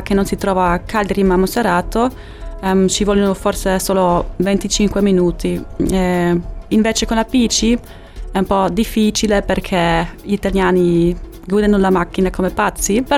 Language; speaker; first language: Italian; non-native, fluent; German